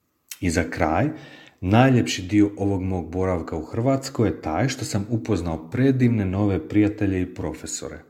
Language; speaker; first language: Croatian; early bilingual, heritage; Croatian